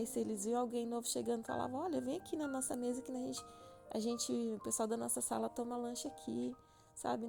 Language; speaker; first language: Portuguese; native; Portuguese